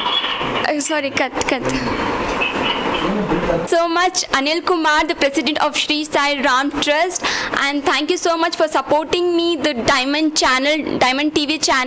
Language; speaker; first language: English; non-native, local second language; Kannada